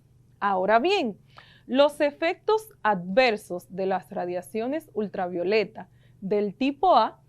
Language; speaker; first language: Spanish; native; Spanish